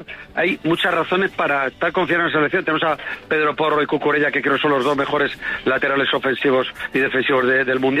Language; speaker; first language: Spanish; native; Spanish